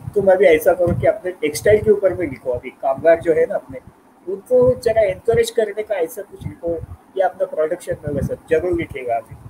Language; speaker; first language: Hindi; non-native, local second language; Marathi